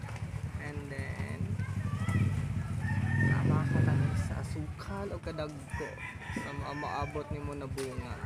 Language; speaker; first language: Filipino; non-native, local second language; Cebuano